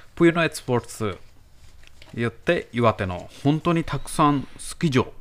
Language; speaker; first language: Japanese; non-native, fluent; Bangla